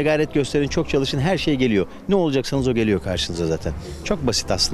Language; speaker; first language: Turkish; native; Turkish